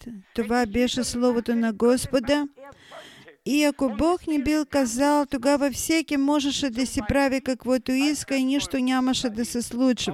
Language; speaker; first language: Bulgarian; non-native, fluent; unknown